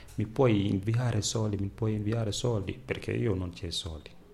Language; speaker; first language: Italian; non-native, learner; Wolof